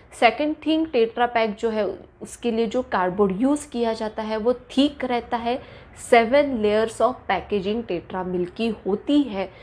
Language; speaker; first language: Hindi; non-native, local second language; Marathi